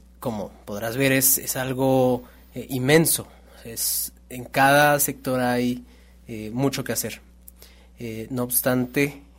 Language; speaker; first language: Spanish; non-native, local second language; Nahuatl languages